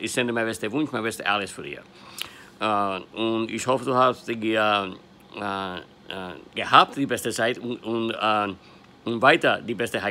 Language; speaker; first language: German; non-native, learner; English